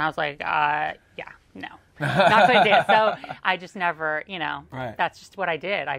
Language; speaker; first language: English; native; English